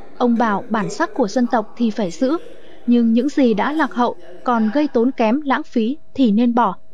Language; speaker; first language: Vietnamese; native; Vietnamese